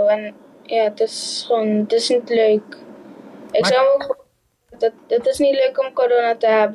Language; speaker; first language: Dutch; early bilingual, heritage; Dutch